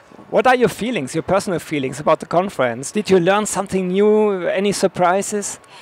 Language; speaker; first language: English; non-native, fluent; German